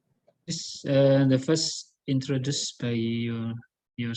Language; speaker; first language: English; non-native, learner; Indonesian